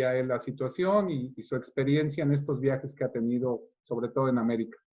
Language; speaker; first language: Spanish; native; Spanish